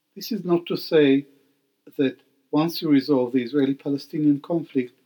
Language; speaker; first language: English; non-native, fluent; Hebrew